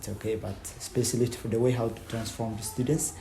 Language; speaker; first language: English; non-native, fluent; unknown